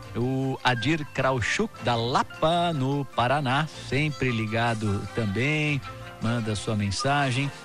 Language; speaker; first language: Portuguese; native; Portuguese